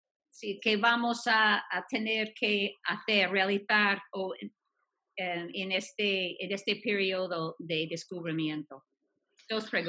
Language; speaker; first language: Spanish; non-native, fluent; English